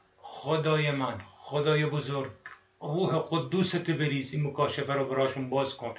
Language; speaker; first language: Persian; non-native, fluent; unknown